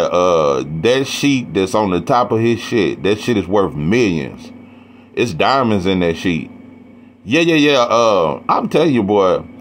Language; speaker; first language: English; native; English